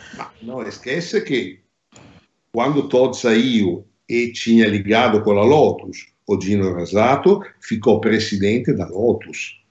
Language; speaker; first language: Portuguese; non-native, fluent; Italian